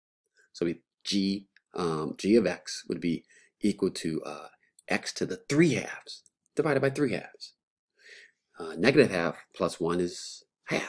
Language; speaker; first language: English; native; English